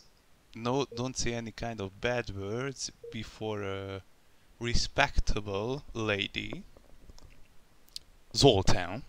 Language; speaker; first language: English; non-native, learner; Hungarian